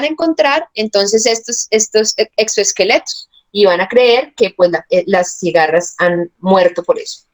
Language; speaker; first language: Spanish; native; Spanish